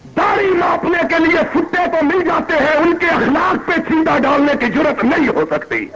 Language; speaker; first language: Urdu; non-native, local second language; Punjabi